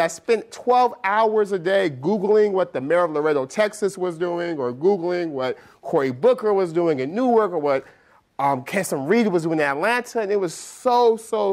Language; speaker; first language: English; native; English